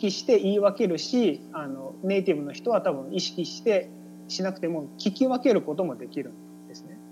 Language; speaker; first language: Japanese; native; Japanese